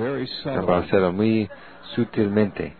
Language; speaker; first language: Spanish; non-native, learner; English